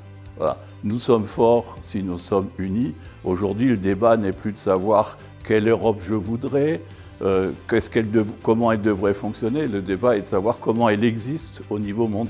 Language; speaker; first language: French; native; French